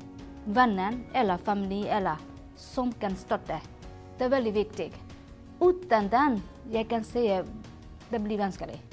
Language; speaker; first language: Norwegian; non-native, learner; Burmese